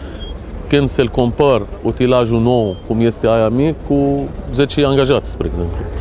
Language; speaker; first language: Romanian; non-native, fluent; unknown